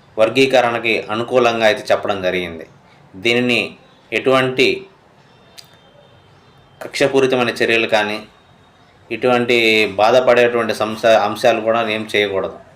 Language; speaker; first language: Telugu; native; Telugu